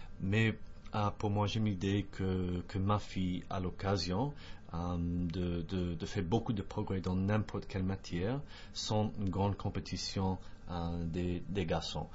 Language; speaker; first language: French; non-native, fluent; English